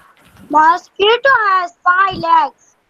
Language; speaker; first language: English; non-native, learner; Hindi